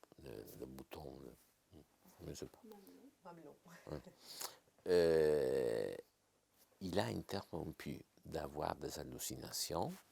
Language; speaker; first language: French; non-native, fluent; Italian